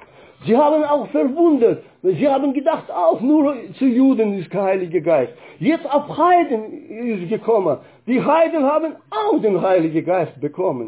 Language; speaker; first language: German; non-native, fluent; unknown